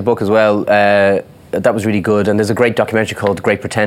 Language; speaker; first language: English; native; English